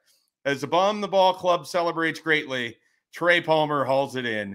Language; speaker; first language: English; native; English